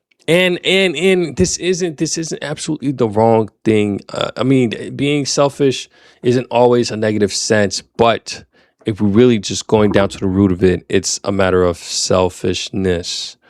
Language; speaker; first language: English; native; English